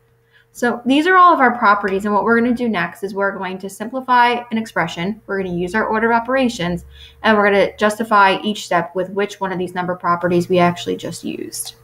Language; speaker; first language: English; native; English